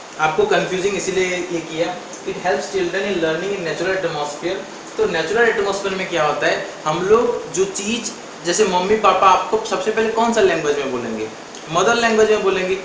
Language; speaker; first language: Hindi; non-native, local second language; Odia